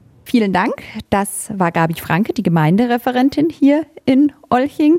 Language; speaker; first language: German; native; German